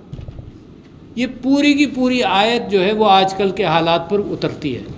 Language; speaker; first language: Urdu; native; Urdu